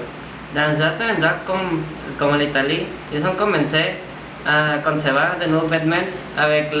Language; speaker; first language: French; non-native, learner; Spanish